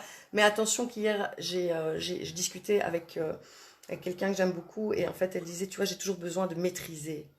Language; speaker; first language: French; native; French